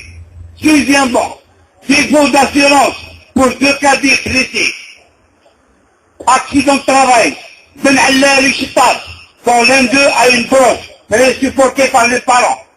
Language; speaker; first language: French; non-native, local second language; Arabic